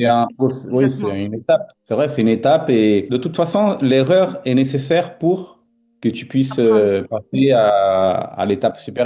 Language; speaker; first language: French; non-native, fluent; Portuguese